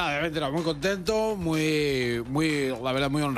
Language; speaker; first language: Spanish; native; Spanish